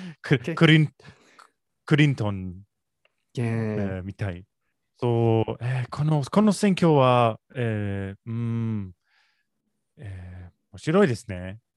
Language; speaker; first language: Japanese; non-native, learner; English